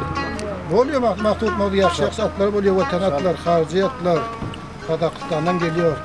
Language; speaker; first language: Turkish; non-native, learner; Uzbek